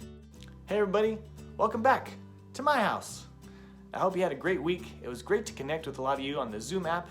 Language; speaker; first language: English; native; English